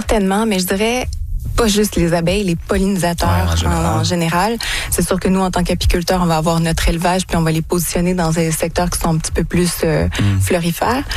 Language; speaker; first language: French; native; French